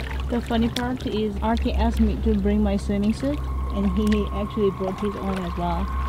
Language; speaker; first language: English; non-native, fluent; Korean